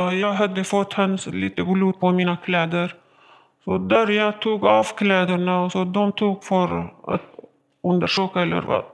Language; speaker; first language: Swedish; non-native, learner; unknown